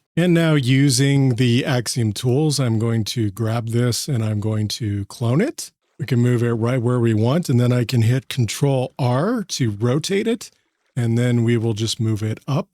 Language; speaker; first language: English; native; English